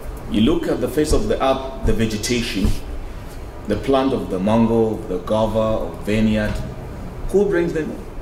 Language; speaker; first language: English; non-native, local second language; Hausa